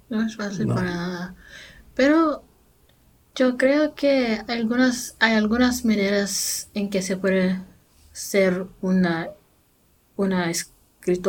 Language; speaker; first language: Spanish; non-native, learner; English